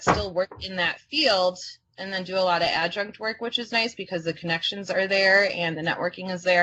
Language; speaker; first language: English; early bilingual, other home language; Croatian